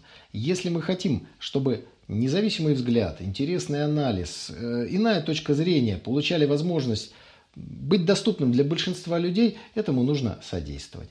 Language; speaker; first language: Russian; native; Russian